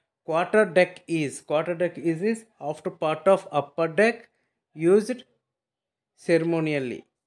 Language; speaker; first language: English; non-native, local second language; Telugu